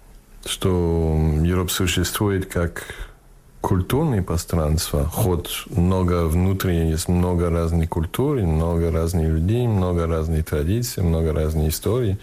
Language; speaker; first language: Russian; non-native, fluent; English